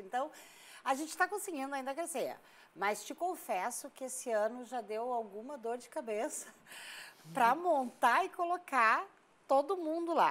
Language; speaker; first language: Portuguese; native; Portuguese